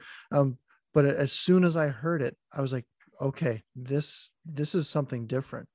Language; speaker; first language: English; non-native, fluent; French